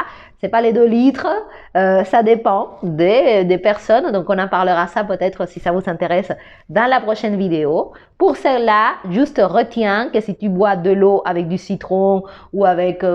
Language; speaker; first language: French; non-native, fluent; Spanish